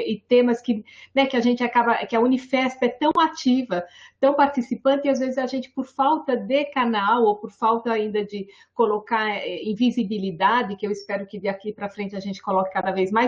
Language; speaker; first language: Portuguese; native; Portuguese